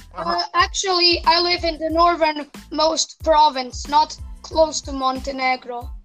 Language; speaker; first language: English; non-native, fluent; Serbian